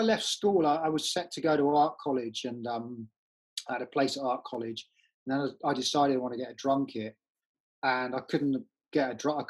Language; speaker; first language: English; native; English